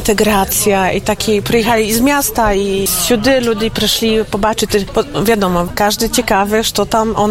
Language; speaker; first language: Polish; non-native, local second language; Ukrainian